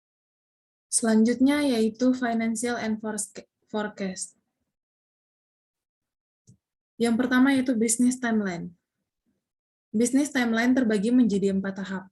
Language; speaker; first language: Indonesian; native; Indonesian